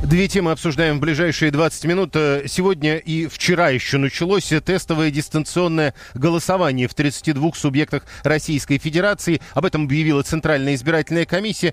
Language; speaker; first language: Russian; native; Russian